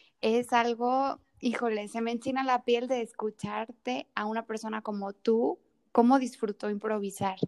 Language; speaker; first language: Spanish; native; Spanish